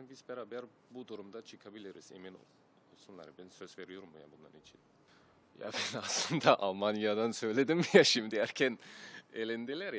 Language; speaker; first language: Turkish; early bilingual, heritage; German